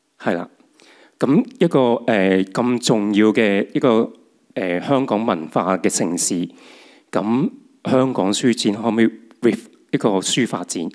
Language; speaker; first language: Cantonese; native; Cantonese